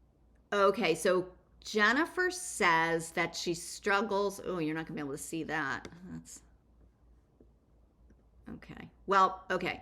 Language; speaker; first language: English; native; English